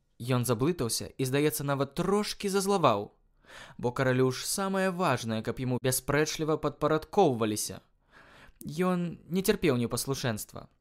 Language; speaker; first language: Belarusian; native; Belarusian